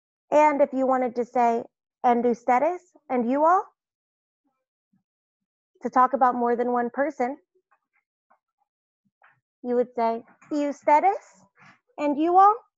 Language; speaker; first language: English; native; English